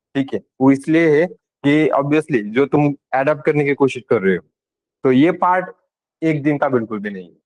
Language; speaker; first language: Hindi; non-native, local second language; Marathi